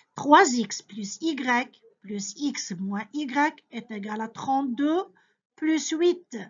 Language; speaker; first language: French; non-native, local second language; Arabic